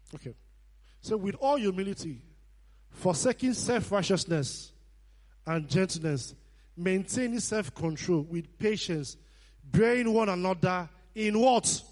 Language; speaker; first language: English; non-native, local second language; Nigerian Pidgin